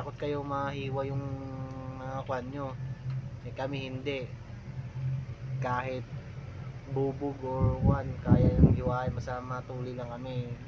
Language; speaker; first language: Filipino; non-native, local second language; Waray